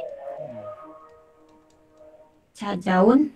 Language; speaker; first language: Korean; non-native, learner; Indonesian